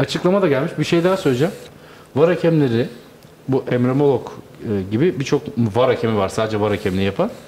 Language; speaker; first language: Turkish; native; Turkish